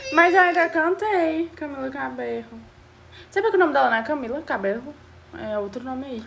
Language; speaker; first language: Portuguese; native; Portuguese